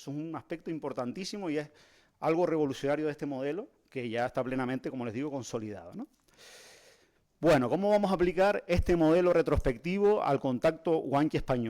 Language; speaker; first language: Spanish; native; Spanish